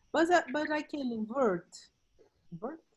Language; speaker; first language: English; non-native, learner; Portuguese